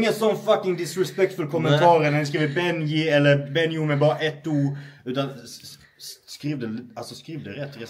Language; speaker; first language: Swedish; native; Swedish